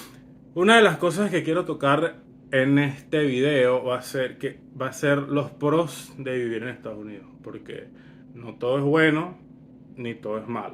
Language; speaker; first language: Spanish; early bilingual, other home language; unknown